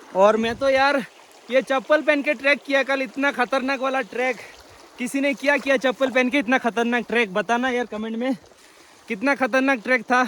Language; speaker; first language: Hindi; non-native, local second language; Bangla